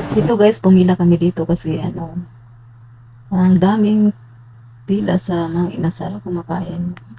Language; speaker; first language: Filipino; non-native, local second language; Cebuano